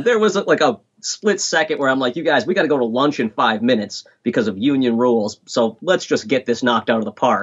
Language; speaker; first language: English; native; English